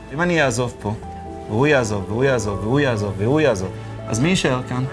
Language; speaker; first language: Hebrew; non-native, local second language; Arabic